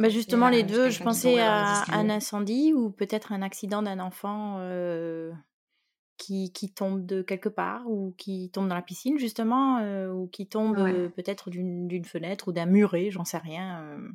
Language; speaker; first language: French; native; French